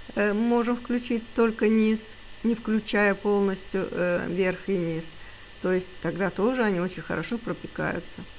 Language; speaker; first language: Russian; non-native, local second language; Azerbaijani